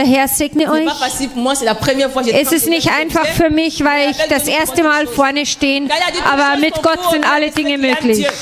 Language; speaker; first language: German; non-native, fluent; French